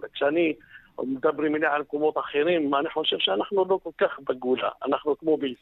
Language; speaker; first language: Hebrew; non-native, fluent; Arabic